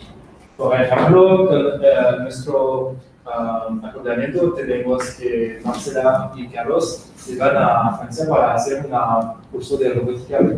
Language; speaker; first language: Spanish; non-native, learner; French